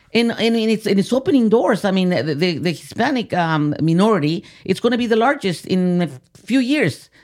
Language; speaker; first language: English; early bilingual, other home language; Spanish